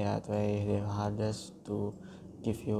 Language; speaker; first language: English; non-native, learner; Indonesian